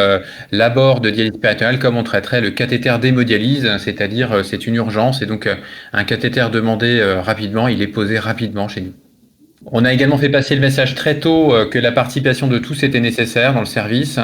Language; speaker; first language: French; native; French